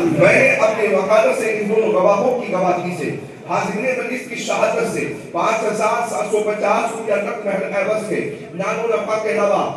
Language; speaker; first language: Urdu; non-native, local second language; Gujarati